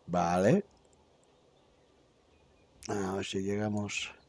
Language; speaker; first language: Spanish; native; Spanish